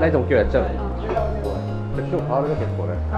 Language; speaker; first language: Japanese; native; Japanese